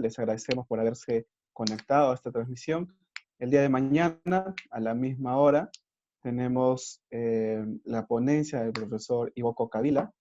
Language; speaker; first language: Spanish; native; Spanish